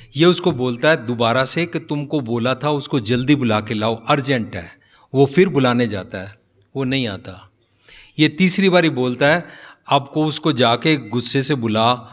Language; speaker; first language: Hindi; non-native, local second language; Punjabi